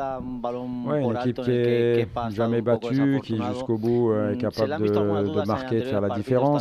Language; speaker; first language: French; native; French